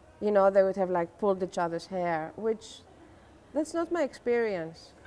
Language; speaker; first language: English; non-native, fluent; Greek